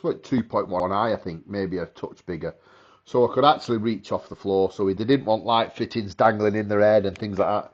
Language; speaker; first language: English; native; English